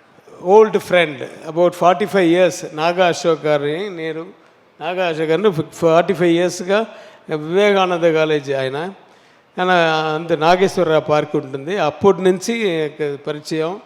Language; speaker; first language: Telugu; non-native, learner; Tamil